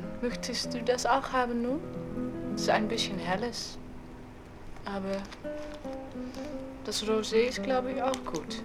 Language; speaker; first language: German; non-native, learner; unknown